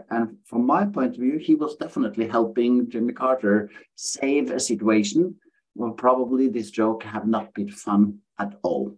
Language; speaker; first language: English; non-native, fluent; Norwegian